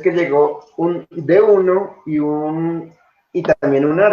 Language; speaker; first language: Spanish; native; Spanish